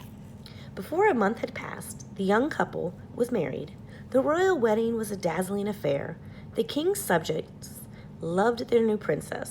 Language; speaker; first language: English; native; English